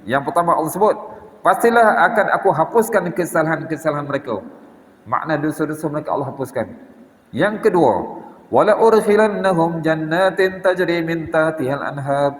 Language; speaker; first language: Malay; native; Malay